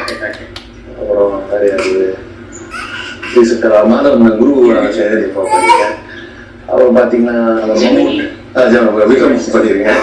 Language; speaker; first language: Tamil; non-native, learner; Telugu